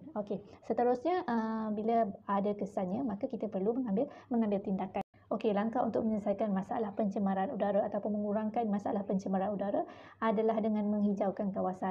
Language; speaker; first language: Malay; native; Malay